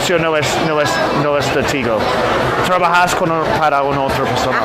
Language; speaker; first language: Spanish; non-native, learner; English